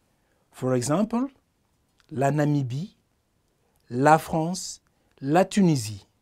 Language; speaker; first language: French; non-native, fluent; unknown